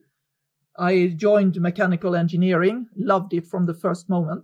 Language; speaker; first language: English; non-native, fluent; Swedish